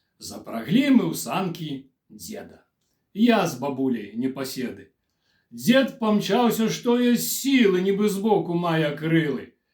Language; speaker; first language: Belarusian; native; Belarusian